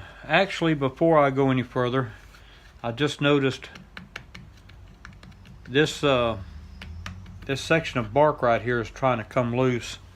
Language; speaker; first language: English; native; English